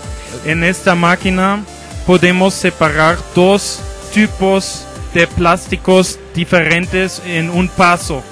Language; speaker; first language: Spanish; non-native, fluent; German